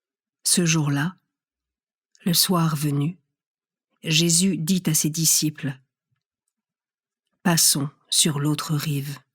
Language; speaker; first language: French; native; French